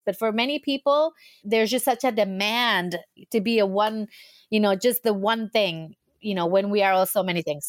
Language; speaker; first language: English; early bilingual, heritage; English